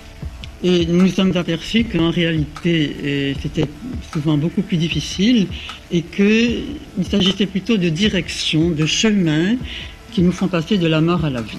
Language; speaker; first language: French; native; French